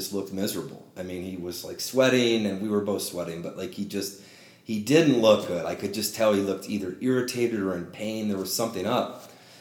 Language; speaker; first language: English; native; English